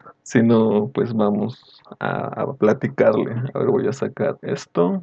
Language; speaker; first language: Spanish; native; Spanish